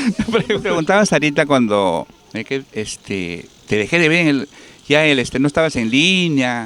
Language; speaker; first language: Spanish; native; Spanish